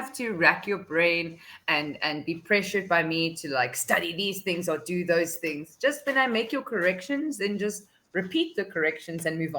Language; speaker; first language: English; non-native, fluent; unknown